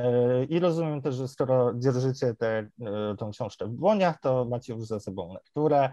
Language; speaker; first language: Polish; native; Polish